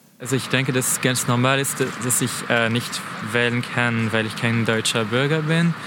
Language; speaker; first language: German; non-native, fluent; French